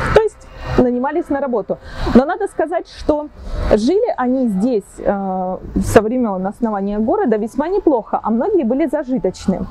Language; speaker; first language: Russian; native; Russian